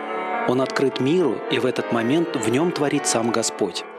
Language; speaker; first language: Russian; native; Russian